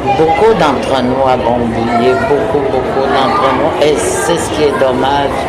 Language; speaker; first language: French; non-native, local second language; Innu-aimun